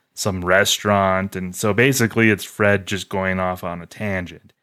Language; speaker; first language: English; native; English